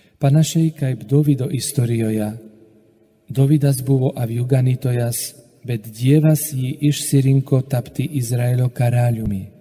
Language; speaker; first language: Lithuanian; non-native, fluent; Slovak